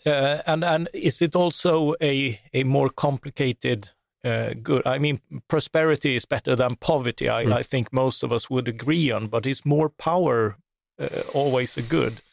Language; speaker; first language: English; non-native, fluent; Swedish